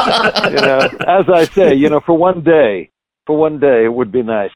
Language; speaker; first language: English; native; English